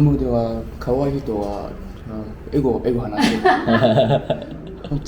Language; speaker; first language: Japanese; non-native, learner; Vietnamese